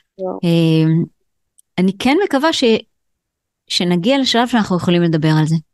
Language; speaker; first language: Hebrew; native; Hebrew